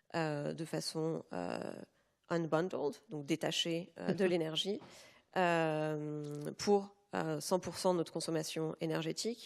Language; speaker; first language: French; native; French